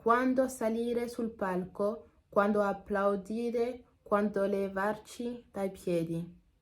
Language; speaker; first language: Italian; non-native, learner; English